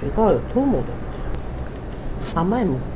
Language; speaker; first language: Japanese; native; Japanese